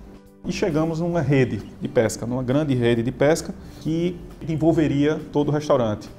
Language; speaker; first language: Portuguese; native; Portuguese